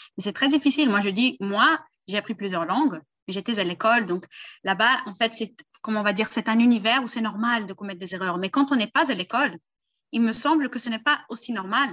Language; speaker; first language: French; early bilingual, heritage; Portuguese